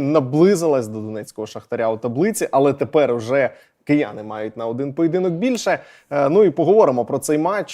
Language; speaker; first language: Ukrainian; native; Ukrainian